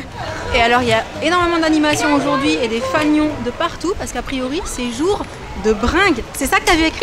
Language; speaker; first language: French; native; French